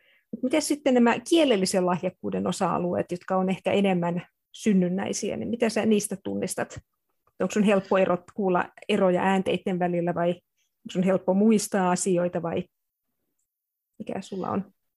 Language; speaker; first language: Finnish; native; Finnish